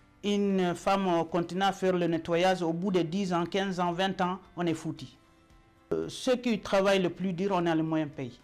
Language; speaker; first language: French; non-native, learner; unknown